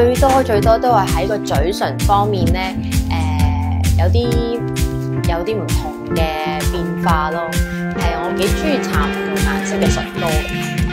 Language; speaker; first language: Cantonese; native; Cantonese